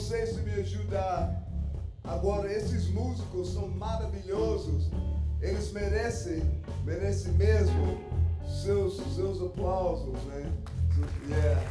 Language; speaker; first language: Portuguese; non-native, fluent; English